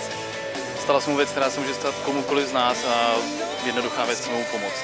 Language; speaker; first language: Czech; native; Czech